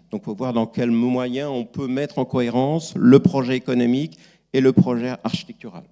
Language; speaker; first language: French; native; French